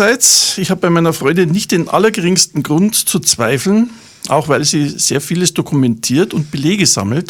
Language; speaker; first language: German; native; German